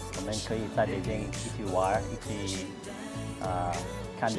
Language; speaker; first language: Chinese; non-native, learner; English